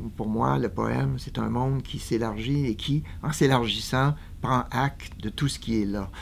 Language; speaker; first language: French; native; French